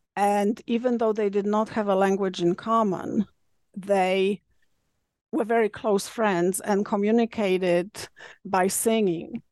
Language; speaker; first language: English; non-native, fluent; Polish